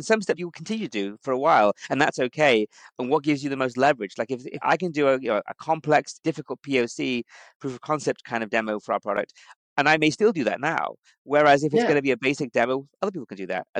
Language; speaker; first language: English; native; English